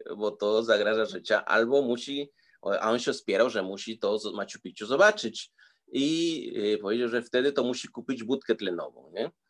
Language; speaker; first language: Polish; early bilingual, heritage; Spanish